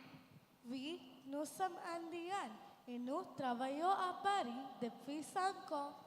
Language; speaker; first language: French; non-native, learner; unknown